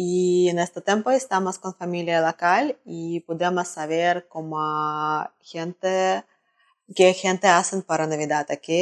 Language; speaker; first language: Spanish; non-native, learner; Russian